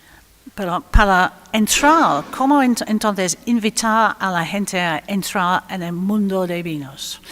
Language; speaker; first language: Spanish; non-native, fluent; English